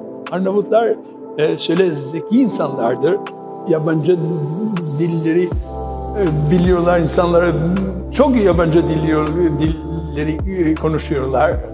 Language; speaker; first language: Turkish; non-native, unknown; Albanian